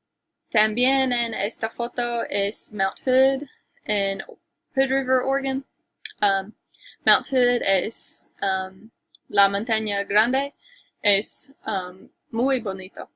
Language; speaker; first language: Spanish; non-native, learner; English